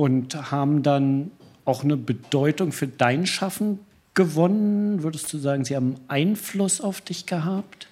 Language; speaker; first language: German; native; German